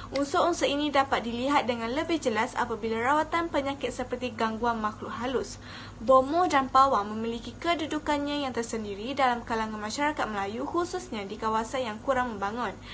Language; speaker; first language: Malay; native; Malay